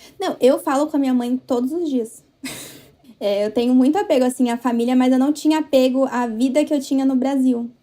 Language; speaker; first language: Portuguese; native; Portuguese